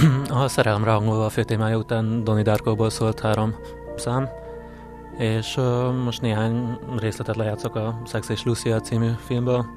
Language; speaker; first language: Hungarian; native; Hungarian